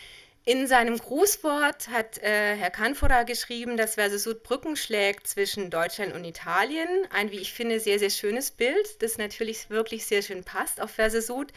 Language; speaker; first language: German; native; German